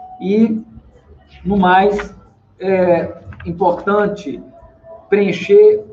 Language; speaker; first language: Portuguese; native; Portuguese